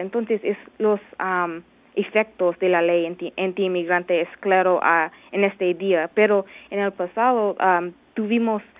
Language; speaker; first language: Spanish; non-native, learner; English